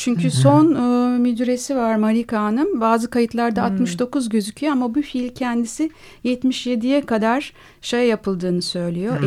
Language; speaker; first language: Turkish; native; Turkish